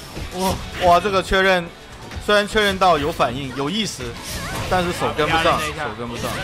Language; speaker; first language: Chinese; native; Chinese